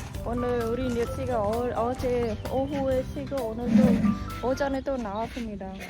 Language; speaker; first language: Korean; non-native, fluent; Khmer